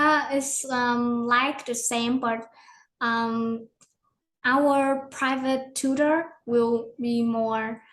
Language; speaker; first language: English; non-native, learner; Vietnamese